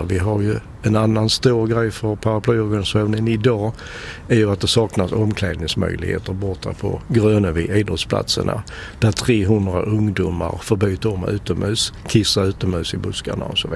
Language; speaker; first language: Swedish; native; Swedish